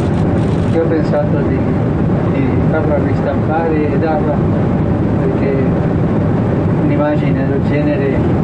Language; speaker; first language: Italian; early bilingual, heritage; Spanish